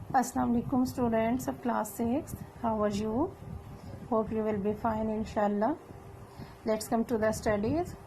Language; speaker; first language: English; non-native, local second language; Urdu